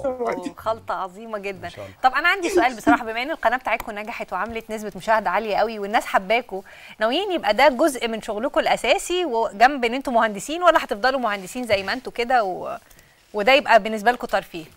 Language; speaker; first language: Arabic; native; Arabic